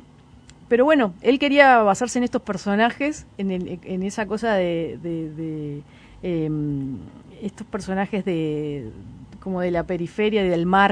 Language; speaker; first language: Spanish; native; Spanish